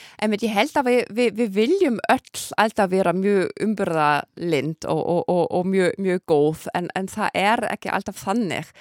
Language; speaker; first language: Icelandic; non-native, fluent; German